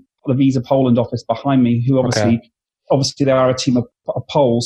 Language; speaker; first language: English; native; English